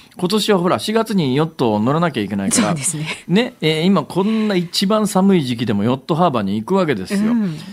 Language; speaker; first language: Japanese; native; Japanese